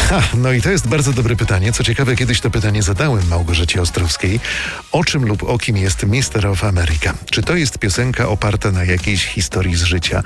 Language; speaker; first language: Polish; native; Polish